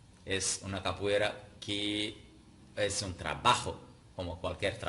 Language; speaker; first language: Spanish; non-native, fluent; Portuguese